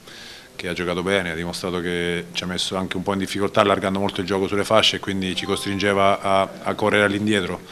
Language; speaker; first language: Italian; native; Italian